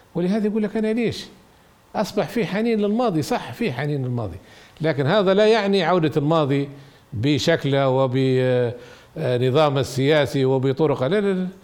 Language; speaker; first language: Arabic; native; Arabic